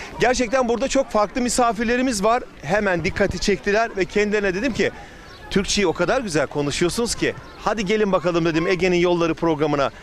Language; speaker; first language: Turkish; native; Turkish